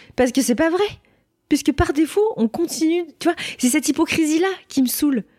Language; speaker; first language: French; native; French